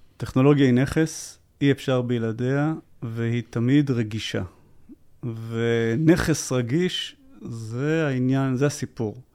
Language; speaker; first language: Hebrew; native; Hebrew